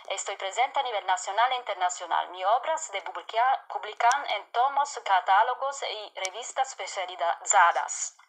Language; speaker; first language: Spanish; non-native, learner; Italian